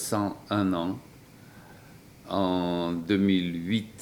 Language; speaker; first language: French; non-native, fluent; Bulgarian